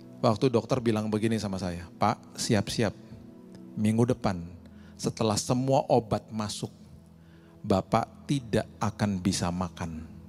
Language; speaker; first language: Indonesian; native; Indonesian